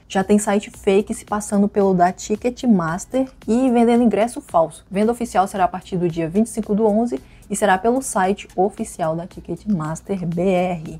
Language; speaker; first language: Portuguese; native; Portuguese